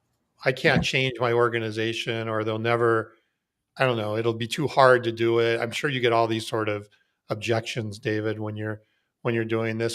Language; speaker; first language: English; native; English